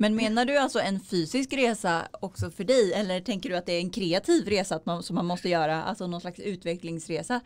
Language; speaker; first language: Swedish; native; Swedish